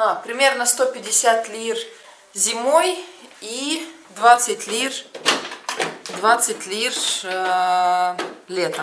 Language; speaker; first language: Russian; native; Russian